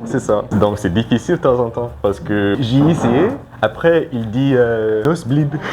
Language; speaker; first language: French; non-native, learner; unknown